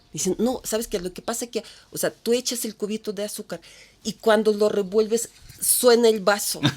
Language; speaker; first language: Spanish; non-native, fluent; Russian